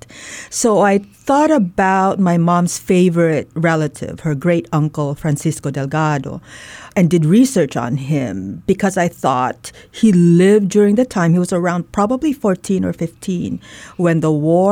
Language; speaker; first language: English; non-native, local second language; Waray